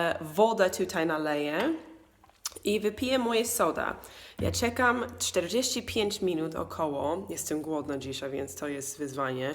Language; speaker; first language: Polish; non-native, learner; English